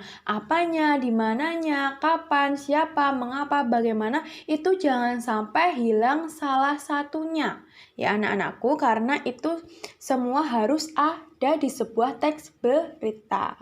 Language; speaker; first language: Indonesian; native; Indonesian